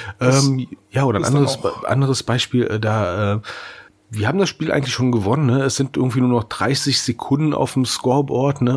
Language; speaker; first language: German; native; German